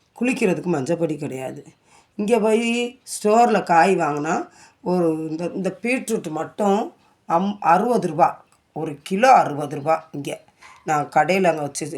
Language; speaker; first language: Tamil; native; Tamil